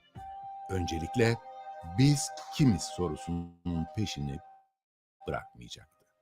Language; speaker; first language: Turkish; native; Turkish